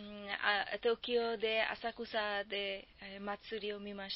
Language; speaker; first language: Japanese; non-native, learner; Bangla